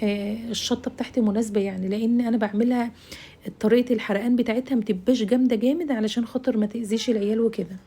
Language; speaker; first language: Arabic; native; Arabic